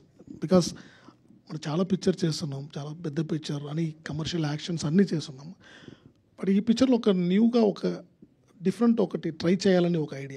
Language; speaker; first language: Telugu; non-native, learner; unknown